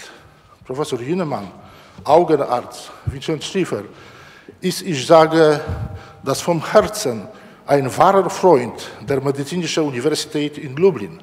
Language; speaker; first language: German; non-native, learner; Polish